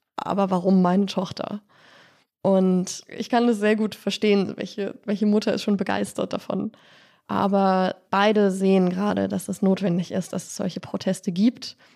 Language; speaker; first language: German; native; German